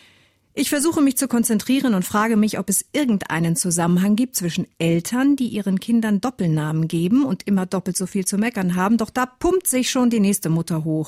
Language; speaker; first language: German; native; German